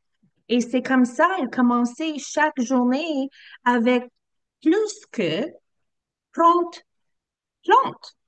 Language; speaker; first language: French; non-native, learner; English